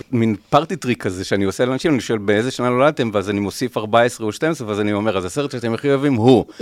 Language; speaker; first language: Hebrew; native; Hebrew